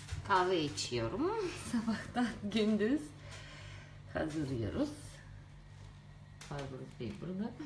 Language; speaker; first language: Turkish; non-native, learner; Russian